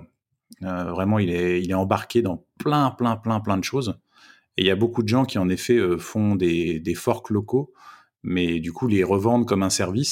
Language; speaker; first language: French; native; French